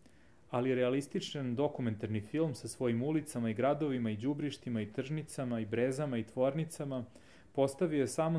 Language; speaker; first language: Serbian; native; Serbian